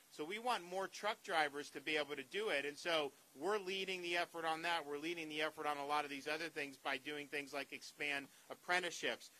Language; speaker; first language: English; native; English